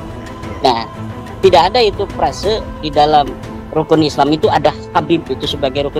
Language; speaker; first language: Indonesian; native; Indonesian